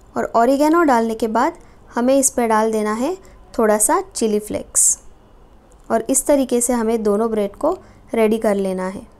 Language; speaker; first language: Hindi; non-native, local second language; Marathi